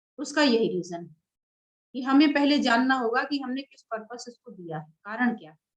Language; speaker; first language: Hindi; native; Hindi